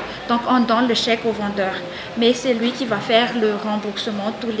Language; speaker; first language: French; non-native, local second language; Malagasy